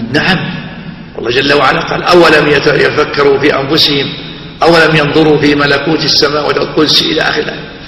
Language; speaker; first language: Arabic; native; Arabic